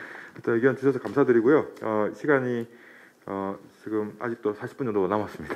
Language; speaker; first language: Korean; native; Korean